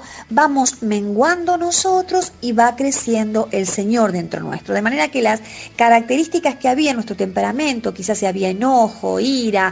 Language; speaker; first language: Spanish; native; Spanish